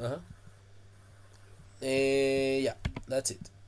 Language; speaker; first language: English; non-native, fluent; Spanish